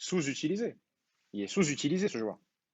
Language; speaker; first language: French; native; French